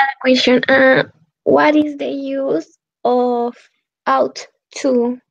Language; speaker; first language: English; non-native, learner; Spanish